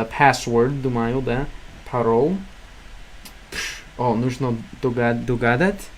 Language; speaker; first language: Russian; non-native, learner; English